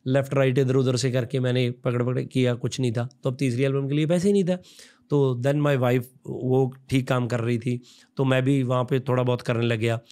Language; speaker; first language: Hindi; non-native, local second language; Punjabi